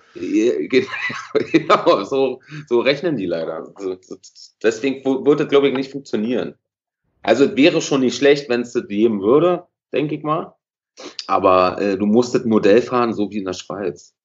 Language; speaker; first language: German; native; German